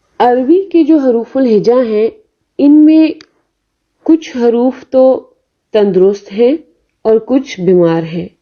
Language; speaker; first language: Urdu; native; Urdu